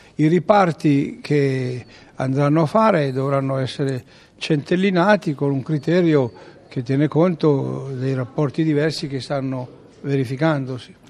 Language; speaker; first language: Italian; native; Italian